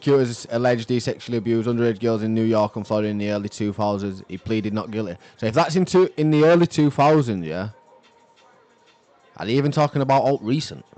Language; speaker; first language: English; native; English